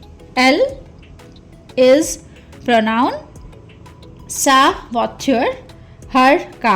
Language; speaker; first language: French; non-native, fluent; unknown